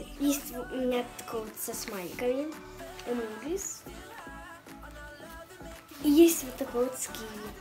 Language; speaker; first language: Russian; early bilingual, heritage; Russian